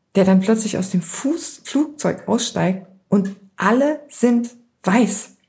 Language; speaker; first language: German; native; German